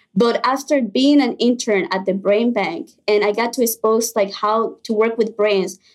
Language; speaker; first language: English; early bilingual, other home language; Spanish